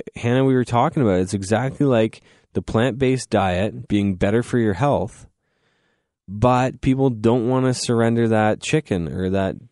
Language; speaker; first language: English; native; English